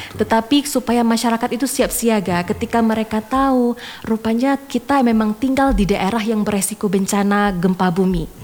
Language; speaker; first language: Indonesian; native; Indonesian